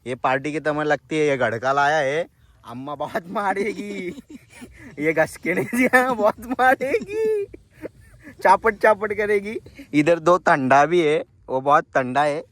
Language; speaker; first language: Hindi; non-native, local second language; Marathi